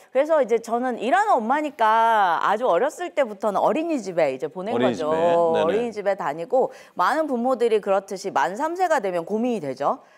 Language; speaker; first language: Korean; native; Korean